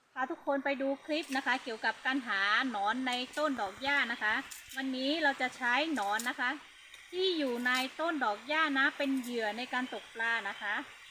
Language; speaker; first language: Thai; non-native, local second language; Hmong